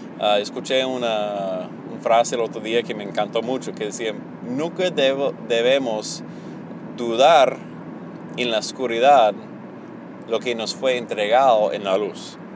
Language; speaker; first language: Spanish; early bilingual, heritage; Spanish